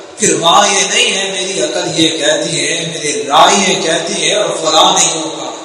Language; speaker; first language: Urdu; native; Urdu